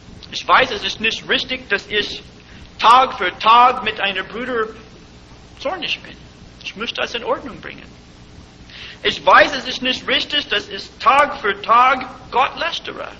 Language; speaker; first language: German; non-native, fluent; English